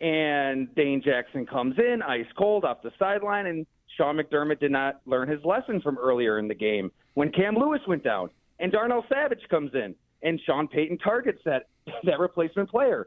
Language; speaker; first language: English; native; English